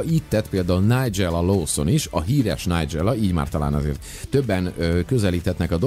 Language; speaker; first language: Hungarian; native; Hungarian